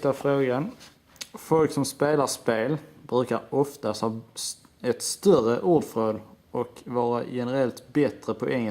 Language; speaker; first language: Swedish; native; Swedish